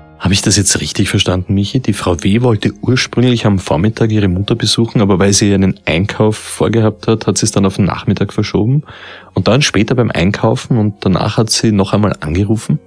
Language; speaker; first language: German; native; German